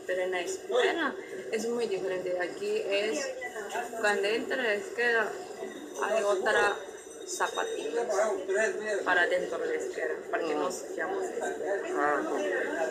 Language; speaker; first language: Spanish; non-native, learner; Japanese